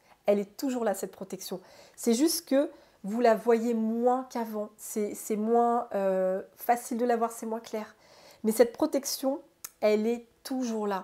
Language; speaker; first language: French; native; French